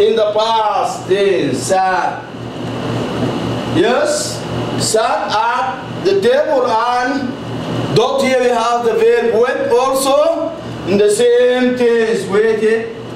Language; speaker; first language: English; non-native, fluent; Arabic